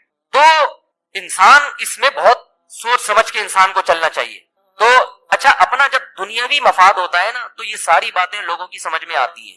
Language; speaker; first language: Urdu; native; Urdu